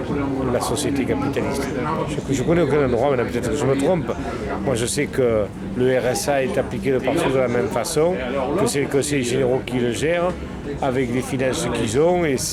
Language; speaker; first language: French; native; French